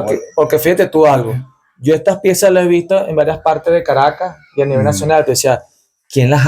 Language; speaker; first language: Spanish; native; Spanish